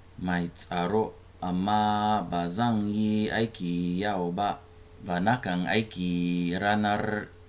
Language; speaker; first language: Hausa; non-native, learner; English